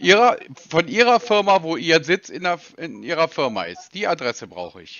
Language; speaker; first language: German; native; German